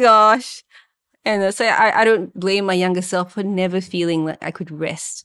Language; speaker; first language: English; non-native, local second language; Malay